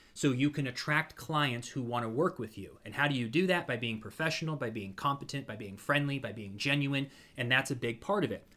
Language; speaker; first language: English; native; English